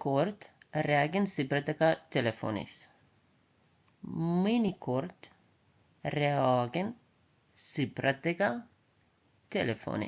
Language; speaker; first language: Estonian; non-native, local second language; Russian